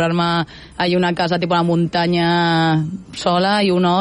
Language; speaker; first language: Catalan; native; Catalan